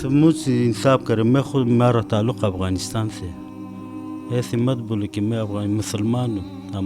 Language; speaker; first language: Hindi; non-native, learner; Pashto